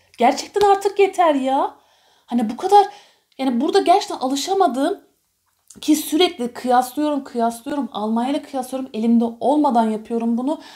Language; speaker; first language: Turkish; early bilingual, heritage; Turkish